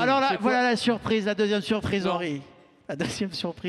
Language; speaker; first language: French; native; French